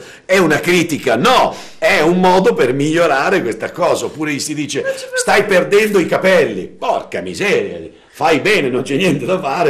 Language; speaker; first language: Italian; native; Italian